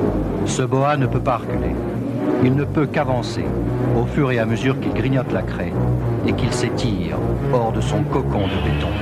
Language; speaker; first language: French; native; French